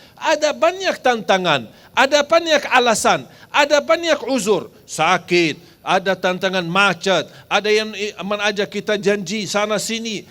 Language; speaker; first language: Malay; non-native, fluent; Arabic